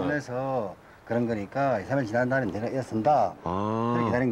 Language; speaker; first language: Korean; native; Korean